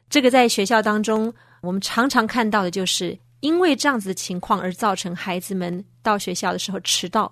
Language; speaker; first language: Chinese; native; Chinese